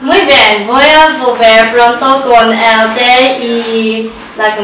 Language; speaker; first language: Spanish; non-native, learner; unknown